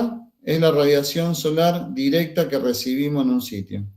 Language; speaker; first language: Spanish; native; Spanish